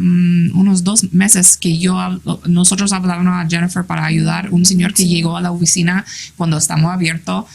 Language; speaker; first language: Spanish; early bilingual, heritage; English